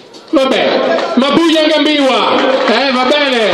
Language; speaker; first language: Italian; native; Italian